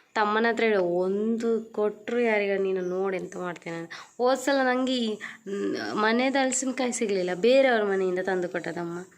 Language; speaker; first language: Kannada; native; Kannada